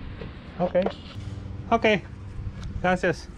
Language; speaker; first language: Spanish; non-native, learner; English